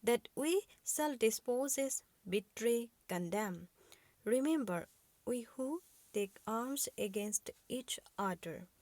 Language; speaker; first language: English; non-native, local second language; Assamese